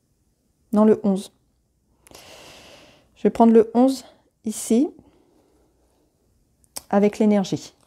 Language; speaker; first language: French; native; French